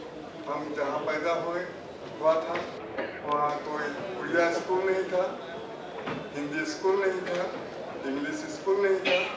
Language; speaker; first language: Hindi; non-native, local second language; Odia